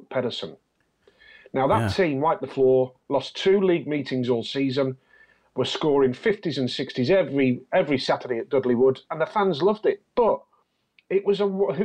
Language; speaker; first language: English; native; English